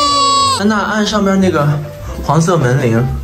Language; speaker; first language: Chinese; native; Chinese